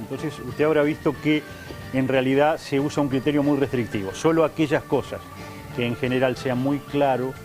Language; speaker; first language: Spanish; native; Spanish